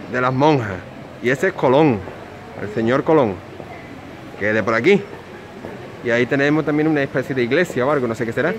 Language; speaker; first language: Spanish; native; Spanish